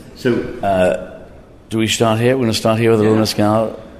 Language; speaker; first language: English; native; English